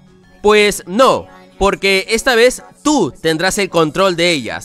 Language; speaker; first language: Spanish; native; Spanish